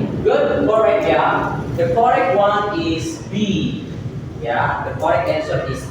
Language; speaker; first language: English; non-native, fluent; Indonesian